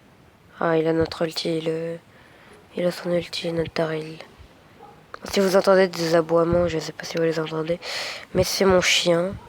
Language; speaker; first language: French; native; French